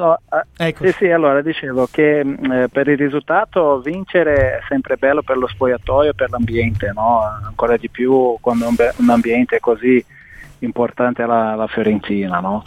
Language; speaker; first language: Italian; non-native, fluent; Portuguese